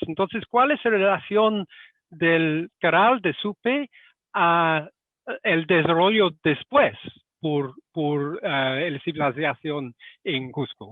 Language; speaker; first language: Spanish; non-native, fluent; English